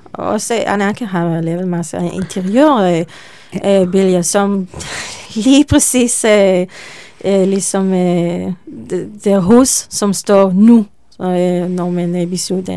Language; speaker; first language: Danish; non-native, learner; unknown